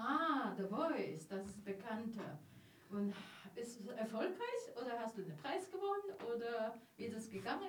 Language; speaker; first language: German; non-native, learner; Chinese